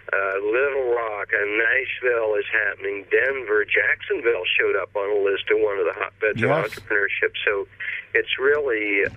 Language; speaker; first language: English; native; English